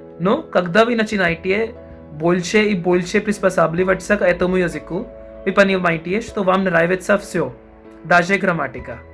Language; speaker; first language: Russian; non-native, fluent; Hindi